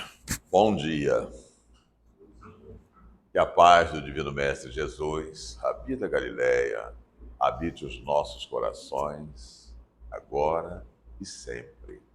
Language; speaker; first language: Portuguese; native; Portuguese